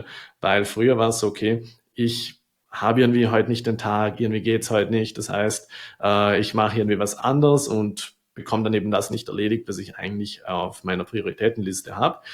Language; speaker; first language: German; native; German